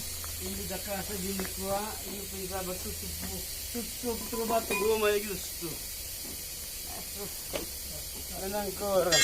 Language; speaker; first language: Italian; non-native, learner; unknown